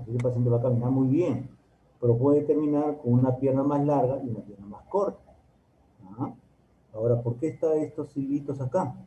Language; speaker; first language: Spanish; native; Spanish